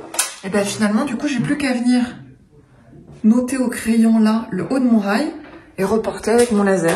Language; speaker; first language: French; native; French